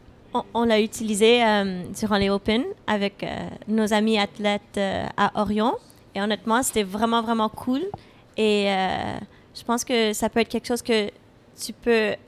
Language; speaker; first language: French; non-native, fluent; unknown